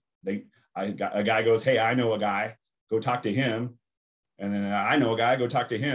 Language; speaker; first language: English; native; English